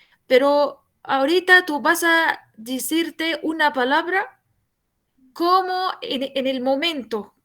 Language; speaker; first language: Spanish; non-native, fluent; Arabic